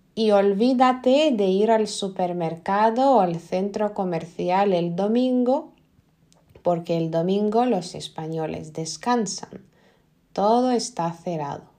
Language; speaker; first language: Spanish; non-native, fluent; Lithuanian